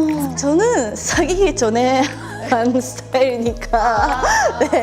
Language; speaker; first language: Korean; non-native, learner; Japanese